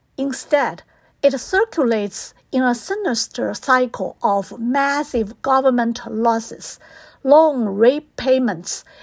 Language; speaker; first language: English; non-native, fluent; Chinese